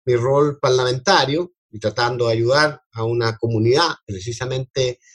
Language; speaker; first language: Spanish; native; Spanish